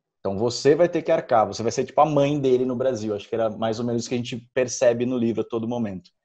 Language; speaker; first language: Portuguese; early bilingual, other home language; Spanish